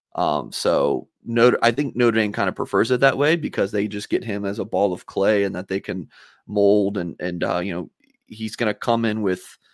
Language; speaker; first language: English; native; English